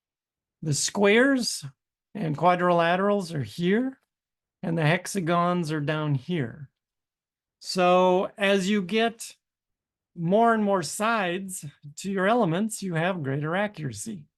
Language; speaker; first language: English; native; English